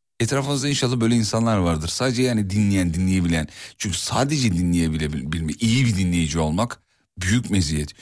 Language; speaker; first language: Turkish; native; Turkish